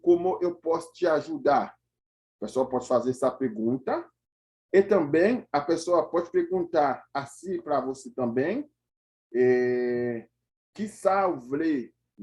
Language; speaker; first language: Portuguese; non-native, fluent; Haitian Creole